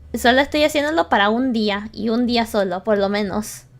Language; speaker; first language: Spanish; non-native, learner; English